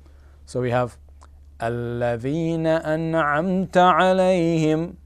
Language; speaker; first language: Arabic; non-native, fluent; English